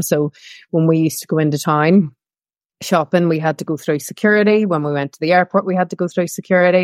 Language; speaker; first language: English; native; English